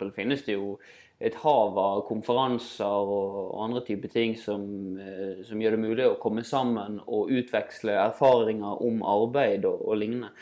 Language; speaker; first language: Norwegian; native; Norwegian